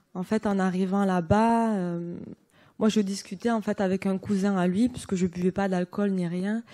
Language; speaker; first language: French; native; French